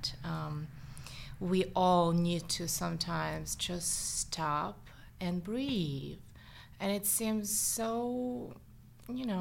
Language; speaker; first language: English; non-native, fluent; Russian